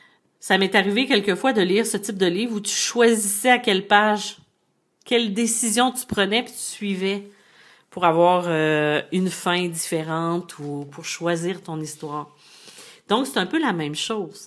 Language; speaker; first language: French; native; French